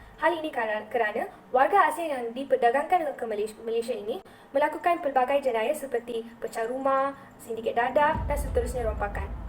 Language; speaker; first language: Malay; non-native, local second language; Tamil